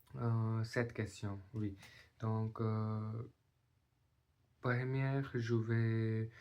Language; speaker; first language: French; non-native, learner; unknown